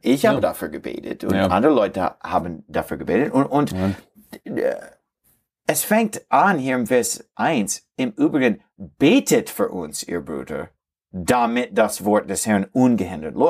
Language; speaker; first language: German; non-native, learner; English